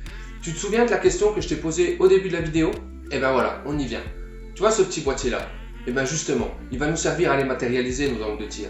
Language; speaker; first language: French; native; French